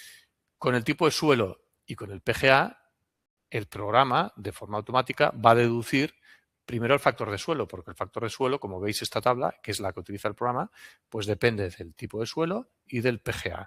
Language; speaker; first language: Spanish; non-native, local second language; Catalan